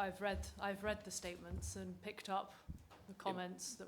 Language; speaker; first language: English; native; English